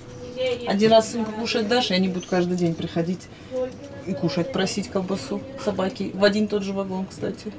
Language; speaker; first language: Russian; native; Russian